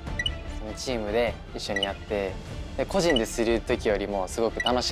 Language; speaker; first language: Japanese; native; Japanese